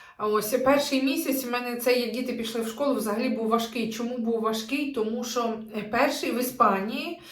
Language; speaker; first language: Ukrainian; native; Ukrainian